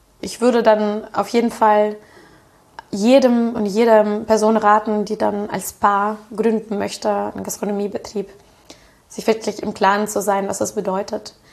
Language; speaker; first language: German; non-native, fluent; Russian